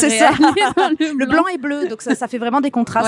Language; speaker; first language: French; native; French